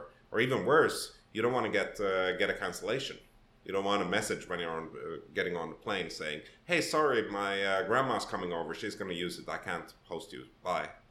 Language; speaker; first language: English; non-native, fluent; Swedish